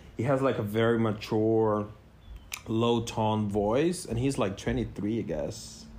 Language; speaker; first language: English; non-native, fluent; Portuguese